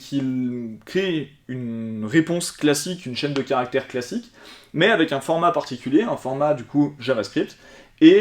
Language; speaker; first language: French; native; French